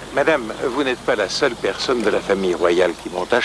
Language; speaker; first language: French; early bilingual, other home language; Russian